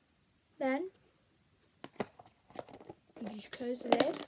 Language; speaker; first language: English; native; English